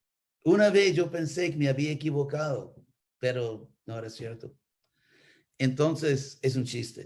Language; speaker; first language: Spanish; non-native, fluent; English